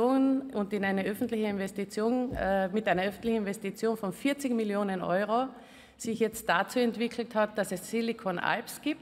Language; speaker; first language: German; native; German